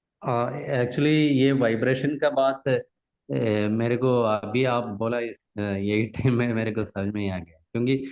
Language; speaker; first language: Hindi; non-native, local second language; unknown